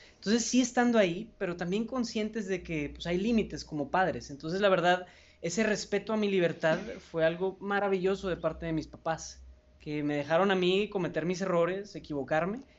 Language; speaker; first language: Spanish; native; Spanish